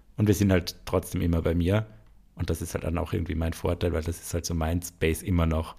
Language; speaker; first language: German; native; German